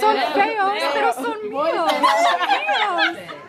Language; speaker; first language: Spanish; non-native, fluent; English